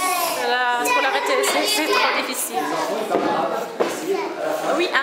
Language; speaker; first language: French; non-native, learner; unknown